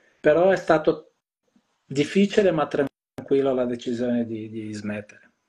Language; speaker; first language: Italian; non-native, fluent; Portuguese